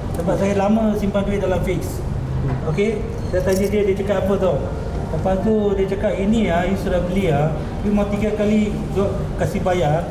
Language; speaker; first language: Malay; non-native, local second language; Tamil